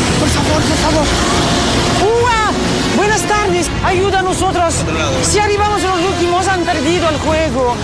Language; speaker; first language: Spanish; non-native, learner; French